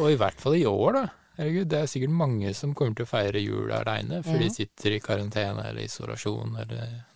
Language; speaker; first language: Norwegian; native; Norwegian